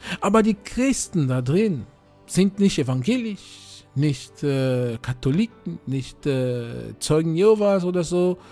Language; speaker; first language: German; non-native, fluent; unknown